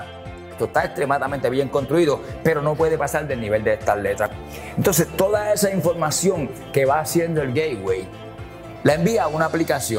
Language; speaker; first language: Spanish; native; Spanish